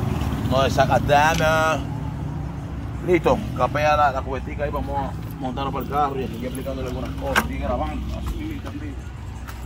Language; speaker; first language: Spanish; native; Spanish